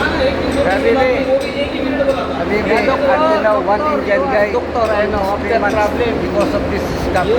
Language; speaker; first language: English; non-native, learner; Filipino